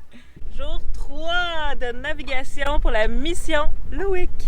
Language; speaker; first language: French; native; French